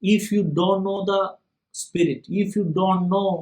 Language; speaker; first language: English; non-native, local second language; Malayalam